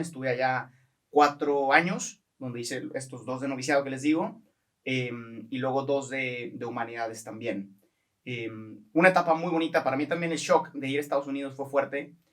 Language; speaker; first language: Spanish; native; Spanish